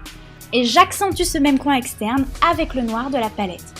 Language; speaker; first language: French; native; French